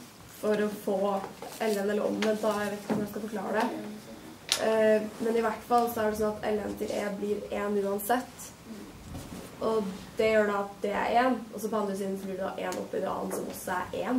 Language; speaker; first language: Norwegian; native; Norwegian